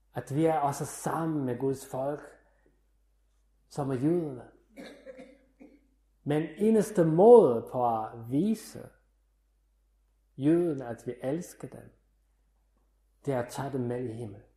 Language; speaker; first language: Danish; non-native, fluent; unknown